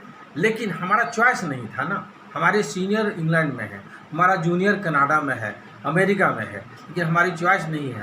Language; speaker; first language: Hindi; native; Hindi